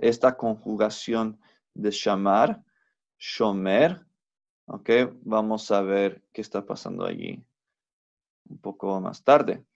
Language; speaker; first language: Spanish; non-native, fluent; English